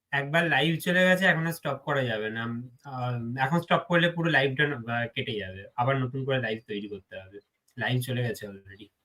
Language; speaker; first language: Bangla; native; Bangla